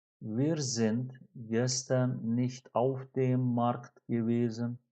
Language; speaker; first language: German; non-native, fluent; Turkish